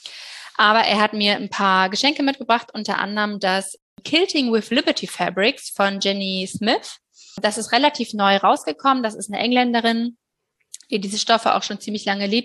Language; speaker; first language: German; native; German